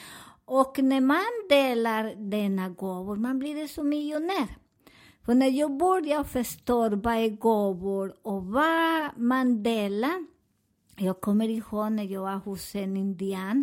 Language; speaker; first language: Swedish; non-native, learner; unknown